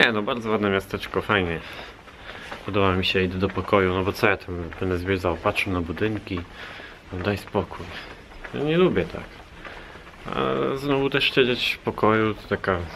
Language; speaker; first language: Polish; native; Polish